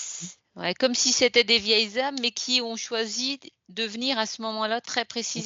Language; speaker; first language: French; native; French